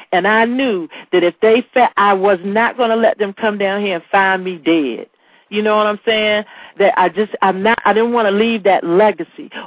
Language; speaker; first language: English; native; English